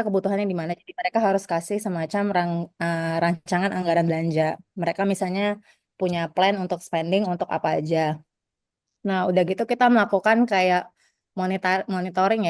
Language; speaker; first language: Indonesian; native; Indonesian